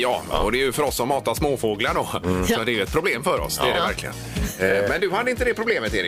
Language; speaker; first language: Swedish; native; Swedish